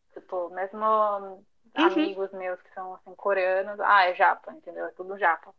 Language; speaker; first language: Portuguese; early bilingual, other home language; Japanese